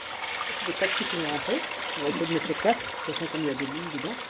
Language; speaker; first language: French; native; French